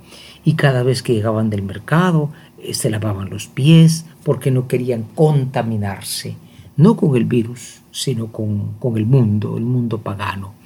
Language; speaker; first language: Spanish; native; Spanish